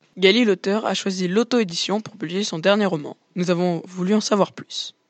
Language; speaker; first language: French; native; French